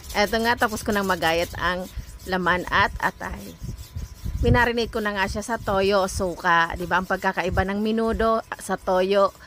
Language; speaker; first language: Filipino; non-native, local second language; Bikol